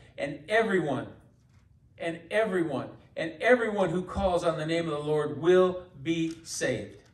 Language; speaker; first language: English; native; English